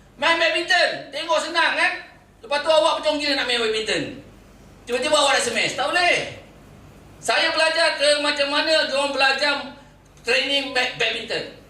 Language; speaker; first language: Malay; native; Malay